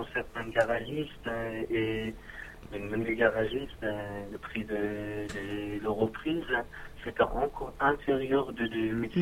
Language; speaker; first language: French; non-native, learner; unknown